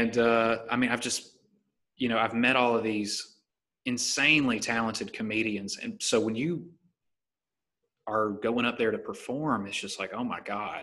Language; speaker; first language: English; native; English